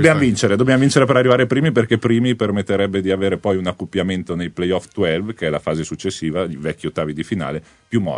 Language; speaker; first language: Italian; native; Italian